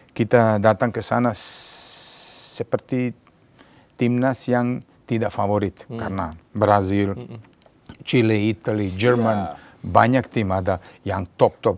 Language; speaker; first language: Indonesian; non-native, fluent; Serbian